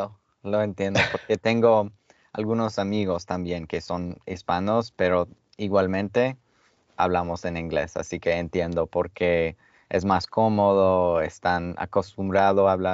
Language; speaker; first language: Spanish; non-native, fluent; English